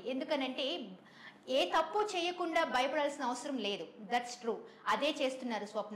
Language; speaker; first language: Telugu; native; Telugu